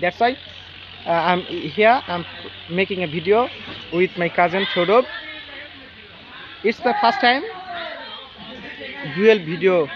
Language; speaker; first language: English; non-native, learner; Bangla